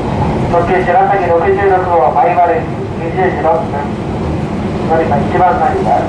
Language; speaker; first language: Japanese; native; Japanese